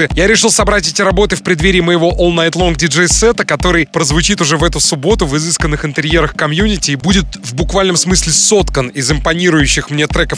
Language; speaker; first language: Russian; native; Russian